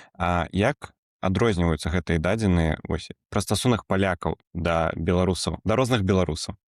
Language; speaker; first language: Belarusian; native; Belarusian